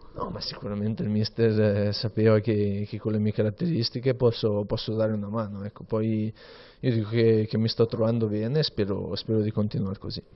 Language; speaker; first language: Italian; native; Italian